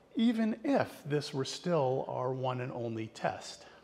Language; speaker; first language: English; native; English